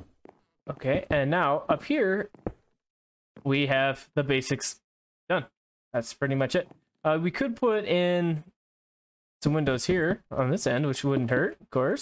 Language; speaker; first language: English; native; English